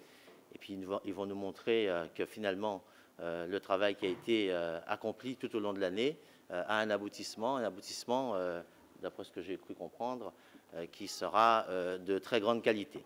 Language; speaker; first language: French; native; French